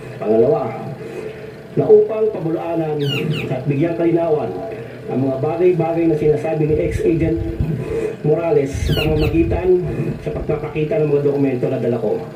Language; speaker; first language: Filipino; non-native, local second language; Cebuano